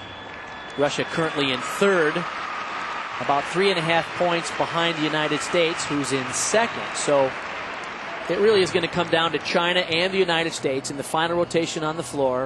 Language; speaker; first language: English; native; English